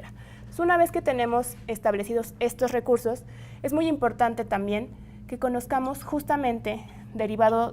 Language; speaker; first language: Spanish; native; Spanish